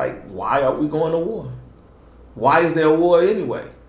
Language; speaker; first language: English; native; English